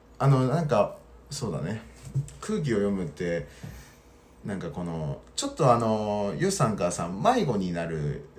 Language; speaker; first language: Japanese; non-native, fluent; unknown